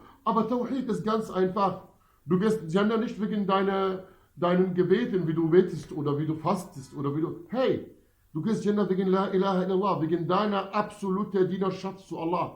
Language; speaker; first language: German; non-native, fluent; Arabic